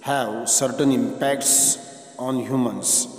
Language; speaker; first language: English; non-native, local second language; Marathi